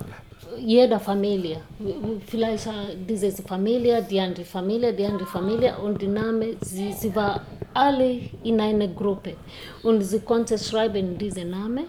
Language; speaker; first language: German; non-native, learner; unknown